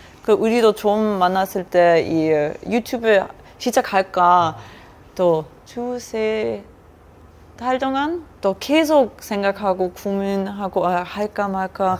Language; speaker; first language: Korean; non-native, learner; German